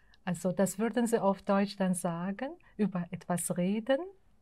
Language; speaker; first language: German; non-native, fluent; Uzbek